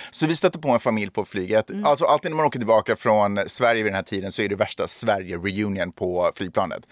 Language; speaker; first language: Swedish; native; Swedish